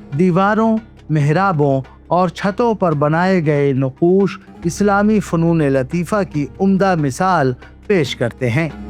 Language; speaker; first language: Urdu; native; Urdu